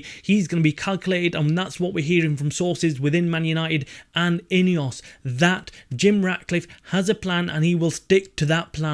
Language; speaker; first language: English; native; English